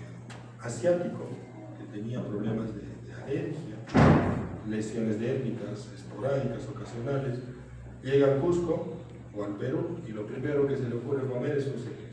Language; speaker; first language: Spanish; native; Spanish